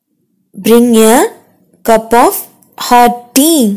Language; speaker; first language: English; non-native, local second language; Tamil